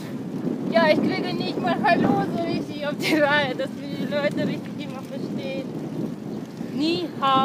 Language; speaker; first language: German; non-native, fluent; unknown